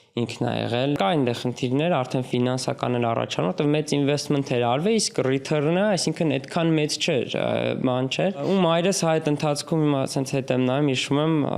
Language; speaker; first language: Armenian; native; Armenian